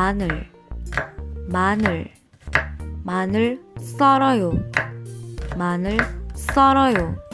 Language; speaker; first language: Korean; non-native, fluent; Spanish